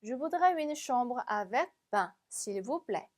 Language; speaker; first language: French; non-native, fluent; Korean